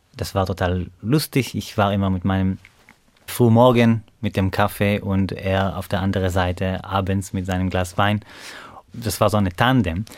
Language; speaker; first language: German; non-native, fluent; Hebrew